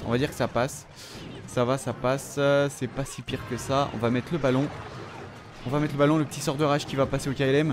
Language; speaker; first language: French; native; French